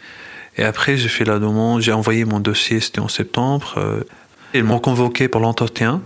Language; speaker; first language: French; non-native, fluent; Arabic